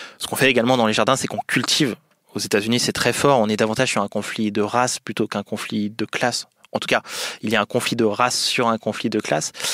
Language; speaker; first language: French; native; French